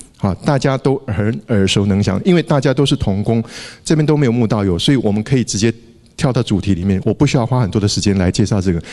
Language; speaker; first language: Chinese; native; Chinese